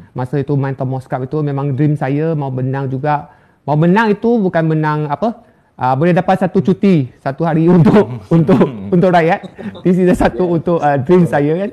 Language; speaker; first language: Malay; non-native, local second language; Chinese